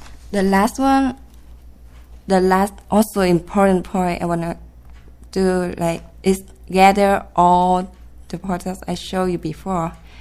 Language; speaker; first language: English; non-native, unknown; Vietnamese